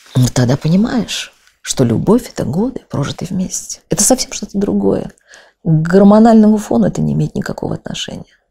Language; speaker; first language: Russian; native; Russian